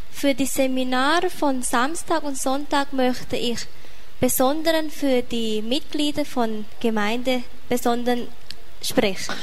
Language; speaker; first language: German; non-native, fluent; Thai